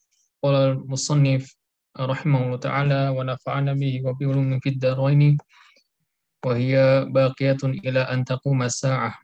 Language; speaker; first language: Arabic; non-native, learner; Indonesian